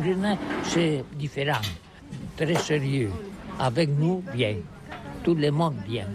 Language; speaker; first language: French; non-native, learner; Catalan